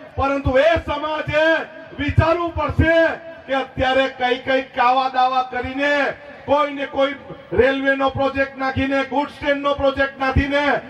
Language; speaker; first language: Gujarati; non-native, local second language; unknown